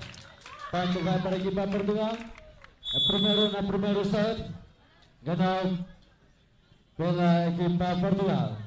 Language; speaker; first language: Portuguese; non-native, local second language; Tetum